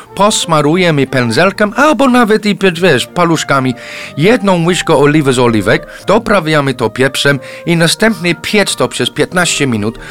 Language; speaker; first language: Polish; non-native, fluent; English